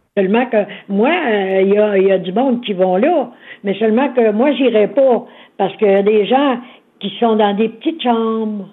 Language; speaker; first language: French; native; French